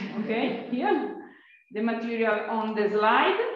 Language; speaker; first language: English; non-native, fluent; Italian